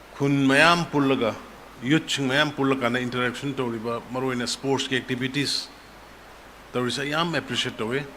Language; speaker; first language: Manipuri; native; Manipuri